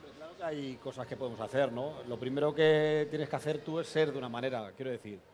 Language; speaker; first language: Spanish; native; Spanish